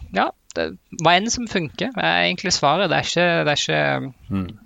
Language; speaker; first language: Norwegian; native; Norwegian